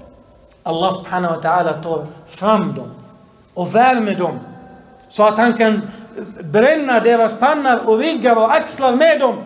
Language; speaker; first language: Swedish; early bilingual, other home language; Arabic